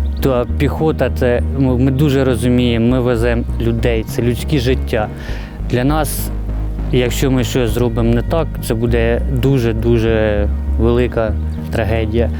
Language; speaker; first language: Ukrainian; non-native, local second language; Russian